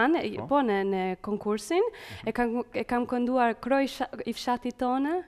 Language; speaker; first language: Albanian; early bilingual, heritage; Spanish